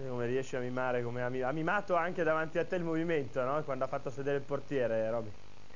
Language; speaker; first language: Italian; native; Italian